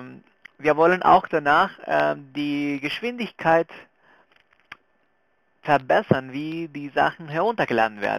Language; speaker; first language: German; non-native, fluent; Spanish